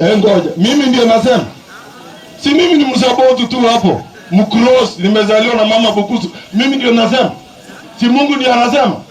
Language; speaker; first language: Swahili; non-native, local second language; Kalenjin